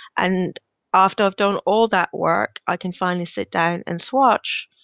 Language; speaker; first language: English; non-native, fluent; Danish